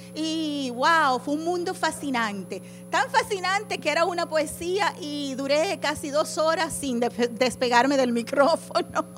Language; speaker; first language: Spanish; early bilingual, heritage; Spanish